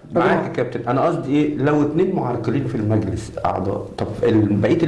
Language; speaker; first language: Arabic; native; Arabic